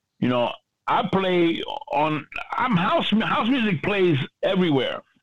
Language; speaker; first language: English; early bilingual, other home language; Spanish